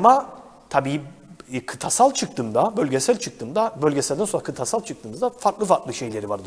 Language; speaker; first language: Turkish; native; Turkish